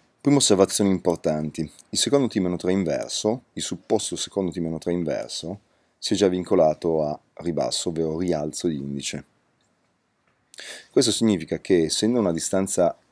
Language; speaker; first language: Italian; native; Italian